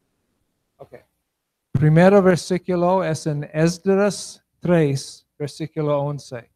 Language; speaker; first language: Spanish; non-native, learner; English